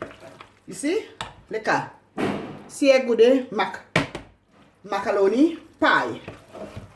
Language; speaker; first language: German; non-native, learner; English